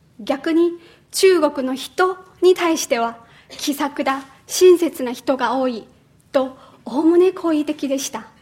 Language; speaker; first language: Japanese; non-native, fluent; Chinese